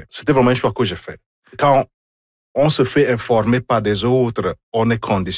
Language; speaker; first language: French; non-native, fluent; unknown